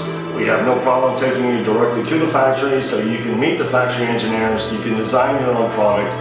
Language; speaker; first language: English; native; English